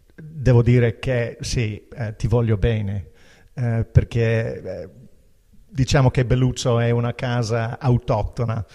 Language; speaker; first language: Italian; non-native, fluent; English